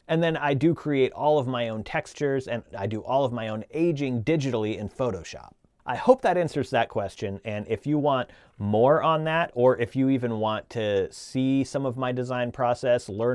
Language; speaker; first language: English; native; English